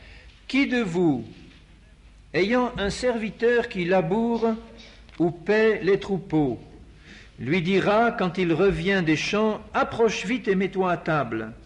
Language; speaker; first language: French; native; French